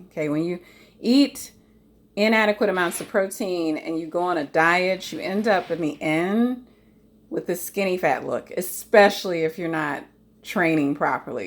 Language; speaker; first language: English; native; English